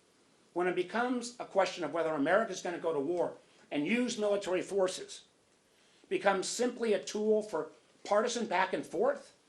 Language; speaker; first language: English; native; English